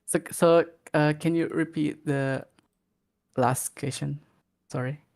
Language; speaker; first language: English; non-native, learner; Indonesian